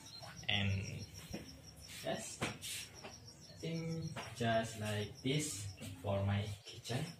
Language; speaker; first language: English; non-native, learner; Indonesian